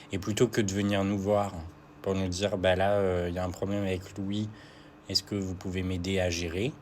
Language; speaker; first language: French; native; French